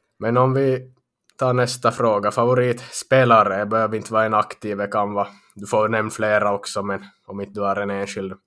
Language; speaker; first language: Swedish; native; Swedish